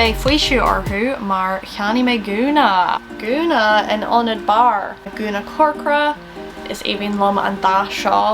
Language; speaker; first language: Irish; non-native, local second language; English